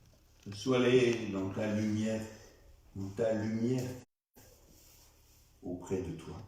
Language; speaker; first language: French; native; French